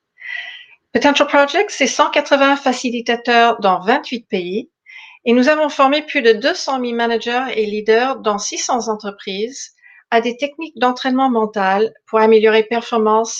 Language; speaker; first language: French; non-native, fluent; English